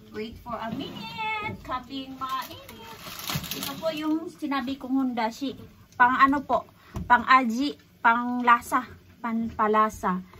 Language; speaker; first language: Filipino; non-native, local second language; Cebuano